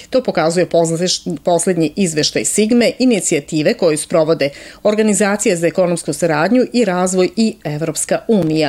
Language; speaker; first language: Serbian; native; Serbian